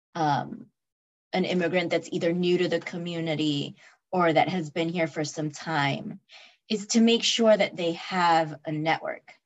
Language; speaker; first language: English; early bilingual, other home language; Spanish